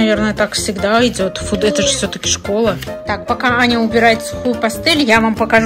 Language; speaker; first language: Russian; native; Russian